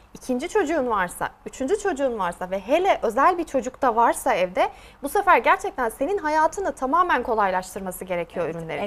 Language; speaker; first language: Turkish; native; Turkish